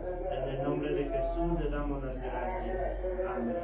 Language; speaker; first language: Spanish; native; Spanish